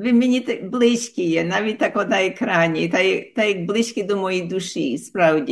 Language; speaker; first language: Ukrainian; early bilingual, heritage; Ukrainian